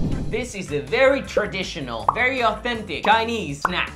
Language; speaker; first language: English; native; English